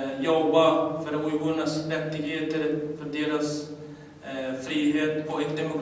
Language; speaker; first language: Swedish; non-native, learner; Uyghur